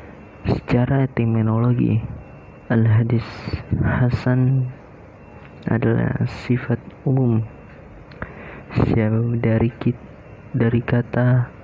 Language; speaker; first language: Indonesian; native; Indonesian